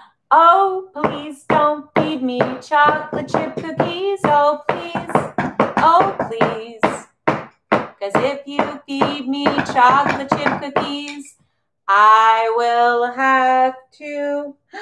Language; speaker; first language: English; native; English